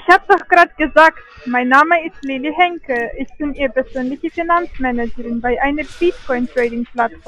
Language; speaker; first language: German; non-native, fluent; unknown